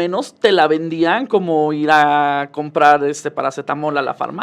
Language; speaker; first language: Spanish; native; Spanish